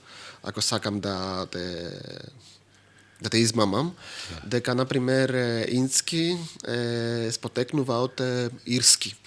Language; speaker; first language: Macedonian; non-native, fluent; Greek